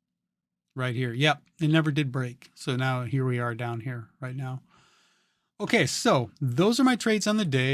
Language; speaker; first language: English; native; English